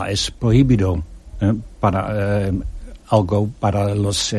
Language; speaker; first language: Spanish; non-native, learner; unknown